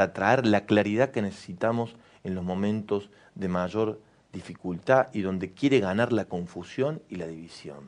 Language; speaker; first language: Spanish; native; Spanish